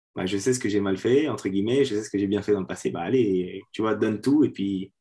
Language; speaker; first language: French; native; French